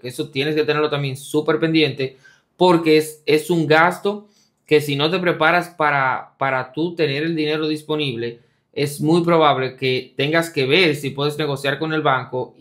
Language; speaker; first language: Spanish; native; Spanish